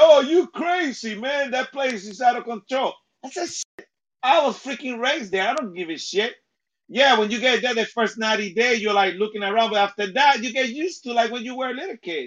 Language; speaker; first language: English; non-native, fluent; Spanish